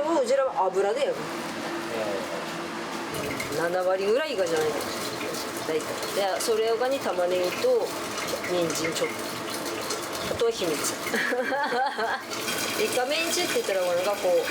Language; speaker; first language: Japanese; native; Japanese